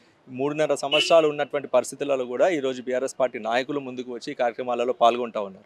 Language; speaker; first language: Telugu; native; Telugu